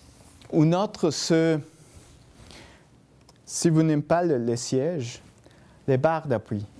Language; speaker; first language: French; non-native, fluent; Spanish